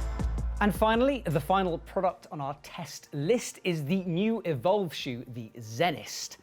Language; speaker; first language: English; native; English